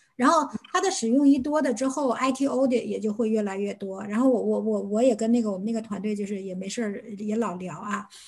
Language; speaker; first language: Chinese; native; Chinese